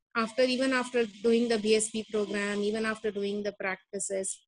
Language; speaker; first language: English; non-native, local second language; Hindi